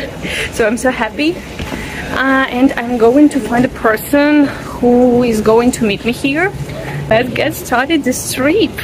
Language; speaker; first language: English; non-native, fluent; Russian